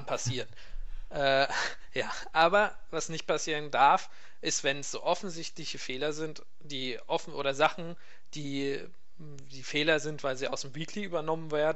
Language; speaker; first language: German; native; German